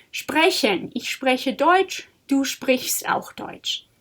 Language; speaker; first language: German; non-native, fluent; English